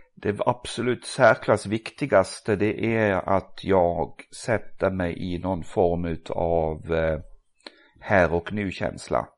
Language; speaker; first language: Swedish; non-native, fluent; Norwegian